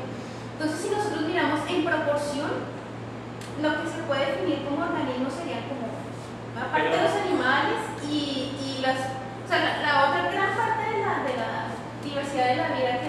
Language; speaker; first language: Spanish; non-native, fluent; Portuguese